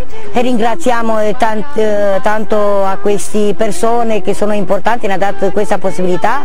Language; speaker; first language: Italian; non-native, learner; Romanian